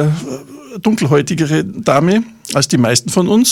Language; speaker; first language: German; native; German